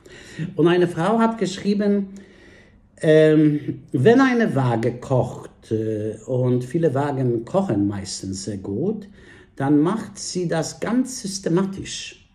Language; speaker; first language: German; non-native, fluent; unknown